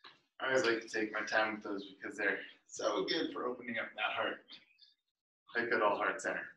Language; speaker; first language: English; native; English